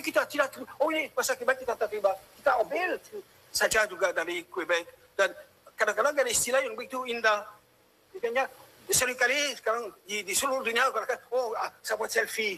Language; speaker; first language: Indonesian; non-native, fluent; French